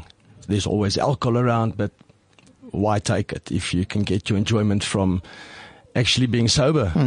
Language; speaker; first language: English; non-native, local second language; Afrikaans